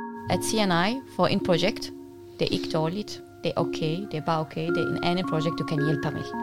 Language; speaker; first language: Danish; non-native, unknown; Arabic